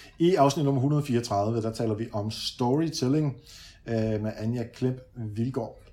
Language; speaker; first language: Danish; early bilingual, other home language; Dutch